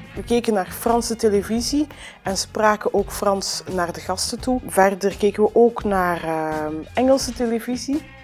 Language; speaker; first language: Dutch; early bilingual, other home language; Wolof